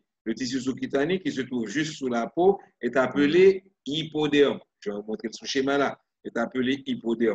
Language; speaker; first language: French; non-native, local second language; Haitian Creole